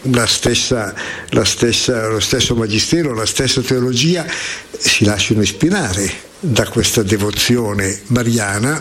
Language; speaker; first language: Italian; native; Italian